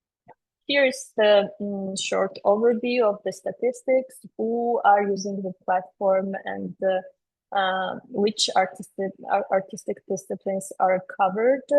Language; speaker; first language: English; non-native, fluent; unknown